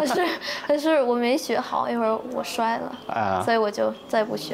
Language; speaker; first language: Chinese; early bilingual, heritage; Chinese